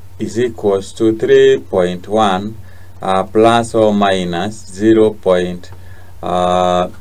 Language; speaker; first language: English; non-native, local second language; Swahili